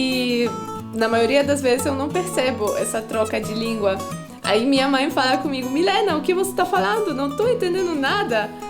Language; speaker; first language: Portuguese; non-native, fluent; Polish